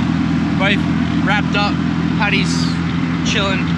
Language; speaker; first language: English; native; English